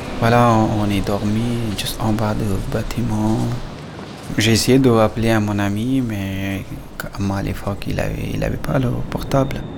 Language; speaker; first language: French; non-native, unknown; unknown